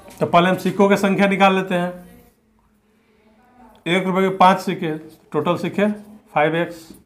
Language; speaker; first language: Hindi; native; Hindi